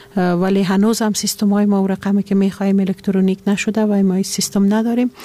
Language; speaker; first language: Persian; native; Persian